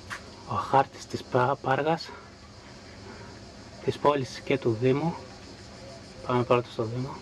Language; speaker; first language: Greek; native; Greek